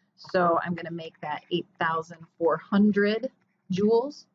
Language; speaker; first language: English; native; English